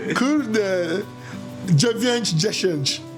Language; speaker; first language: Polish; non-native, learner; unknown